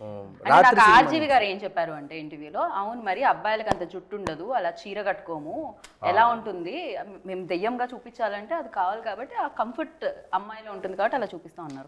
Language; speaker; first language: Telugu; native; Telugu